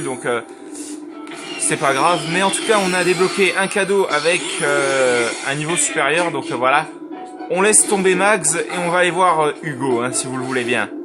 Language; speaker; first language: French; native; French